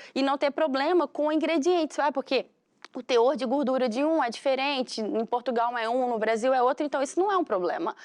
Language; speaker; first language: Portuguese; native; Portuguese